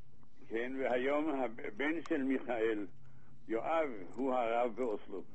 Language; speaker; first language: Hebrew; non-native, fluent; Danish